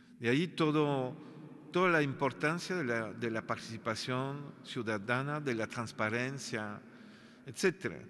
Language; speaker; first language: Spanish; non-native, fluent; French